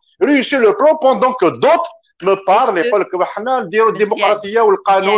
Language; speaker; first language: French; non-native, local second language; Kabyle